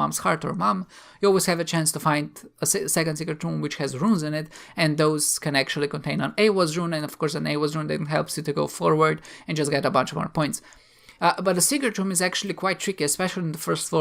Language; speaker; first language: English; non-native, fluent; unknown